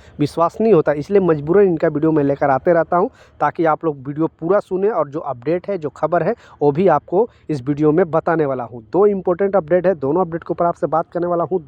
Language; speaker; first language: Hindi; native; Hindi